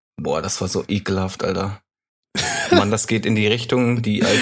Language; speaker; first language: German; native; German